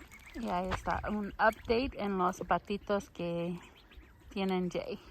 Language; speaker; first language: Spanish; non-native, learner; English